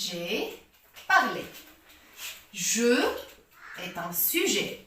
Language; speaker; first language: French; non-native, local second language; Arabic